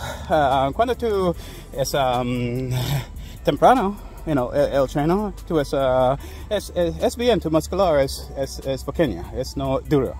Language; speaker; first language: Spanish; non-native, learner; English